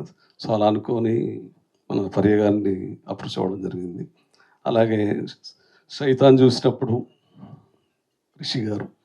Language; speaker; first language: Telugu; native; Telugu